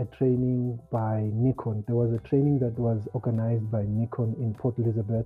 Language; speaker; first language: English; non-native, local second language; Xhosa